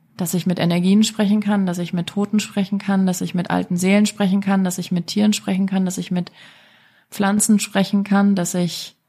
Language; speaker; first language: German; native; German